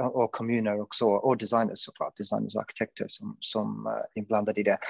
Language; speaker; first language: Swedish; non-native, fluent; English